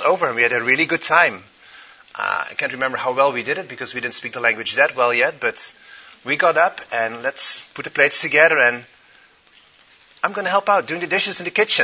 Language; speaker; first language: English; non-native, fluent; Dutch